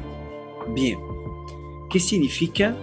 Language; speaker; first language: Spanish; non-native, learner; French